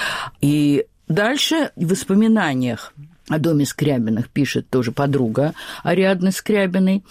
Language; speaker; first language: Russian; native; Russian